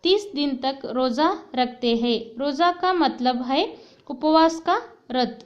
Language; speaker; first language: Hindi; non-native, local second language; Kannada